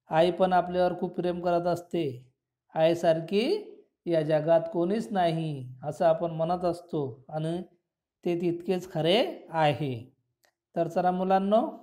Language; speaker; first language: Marathi; non-native, local second language; Urdu